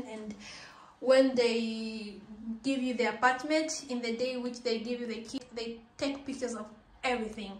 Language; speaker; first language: English; non-native, local second language; Swahili